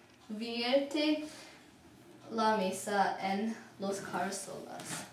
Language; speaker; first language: Spanish; non-native, learner; English